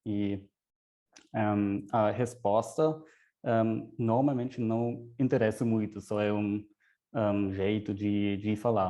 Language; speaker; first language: Portuguese; non-native, fluent; German